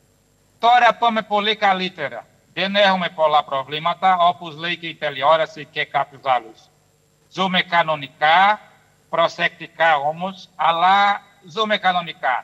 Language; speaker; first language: Greek; non-native, fluent; Portuguese